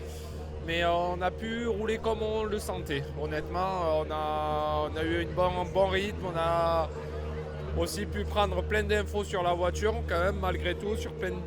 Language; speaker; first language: French; native; French